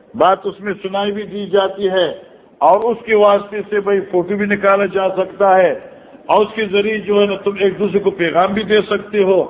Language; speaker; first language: Urdu; non-native, local second language; Northern Hindko